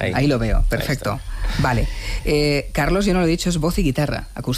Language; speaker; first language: Spanish; native; Spanish